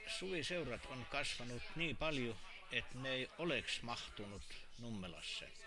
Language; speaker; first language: Finnish; non-native, learner; Estonian